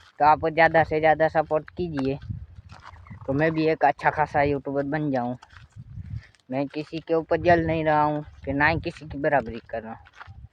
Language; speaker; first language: Hindi; non-native, local second language; Gujarati